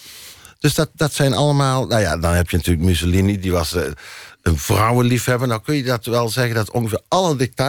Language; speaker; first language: Dutch; native; Dutch